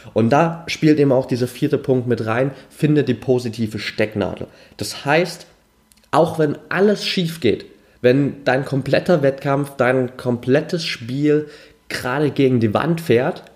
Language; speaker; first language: German; native; German